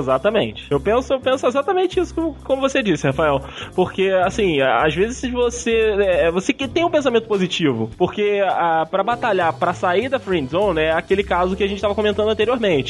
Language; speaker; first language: Portuguese; native; Portuguese